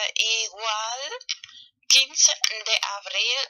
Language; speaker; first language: Spanish; non-native, fluent; German